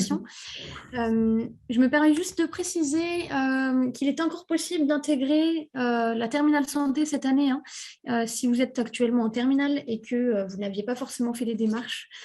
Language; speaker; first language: French; native; French